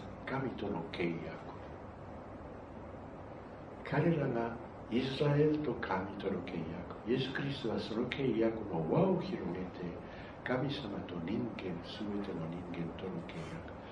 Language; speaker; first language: Japanese; non-native, fluent; Spanish